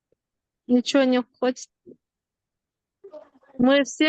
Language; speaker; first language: Russian; non-native, local second language; Kyrgyz